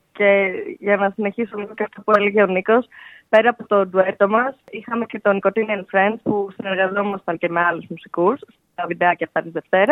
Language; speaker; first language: Greek; native; Greek